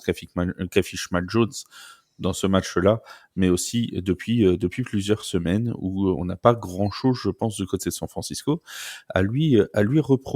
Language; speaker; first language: French; native; French